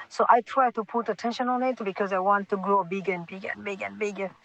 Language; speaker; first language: English; non-native, local second language; Swahili